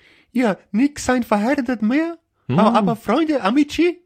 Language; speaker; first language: German; native; German